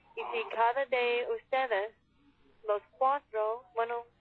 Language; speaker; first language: Spanish; non-native, fluent; English